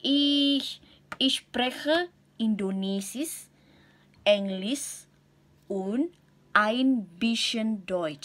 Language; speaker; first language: German; non-native, learner; Indonesian